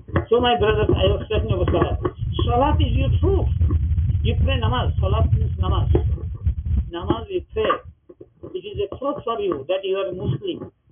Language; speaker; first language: English; non-native, local second language; Bangla